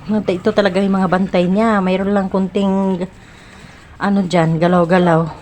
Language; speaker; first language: Filipino; non-native, local second language; Cebuano